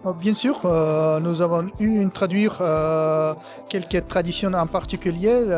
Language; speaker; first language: French; non-native, fluent; Kazakh